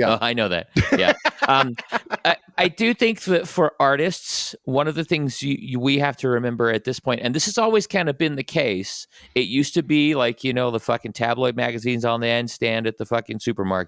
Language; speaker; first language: English; native; English